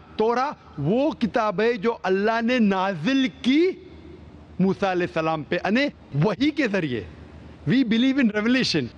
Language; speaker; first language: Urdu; non-native, local second language; Konkani